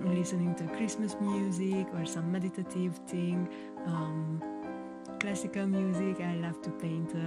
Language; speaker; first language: English; non-native, fluent; Hungarian